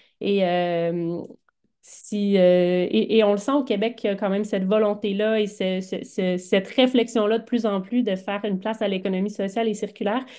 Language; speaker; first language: French; native; French